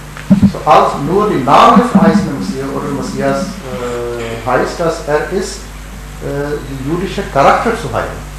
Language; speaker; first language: German; non-native, learner; Urdu